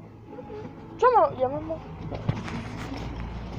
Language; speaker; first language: French; native; French